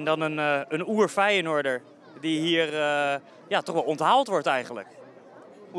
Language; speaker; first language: Dutch; native; Dutch